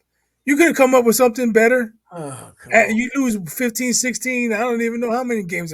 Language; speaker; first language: English; native; English